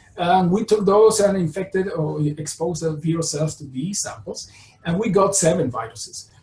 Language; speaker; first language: English; non-native, fluent; Spanish